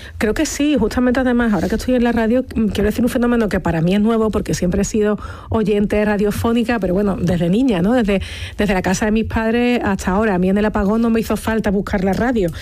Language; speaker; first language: Spanish; native; Spanish